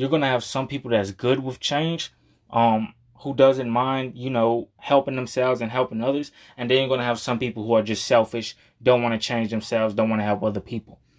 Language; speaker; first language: English; native; English